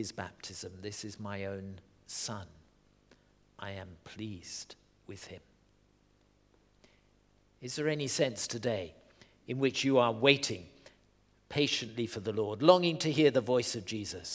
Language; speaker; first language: English; native; English